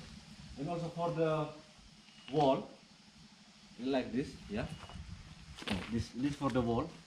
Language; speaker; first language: English; non-native, learner; Indonesian